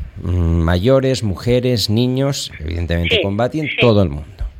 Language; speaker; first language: Spanish; non-native, local second language; Catalan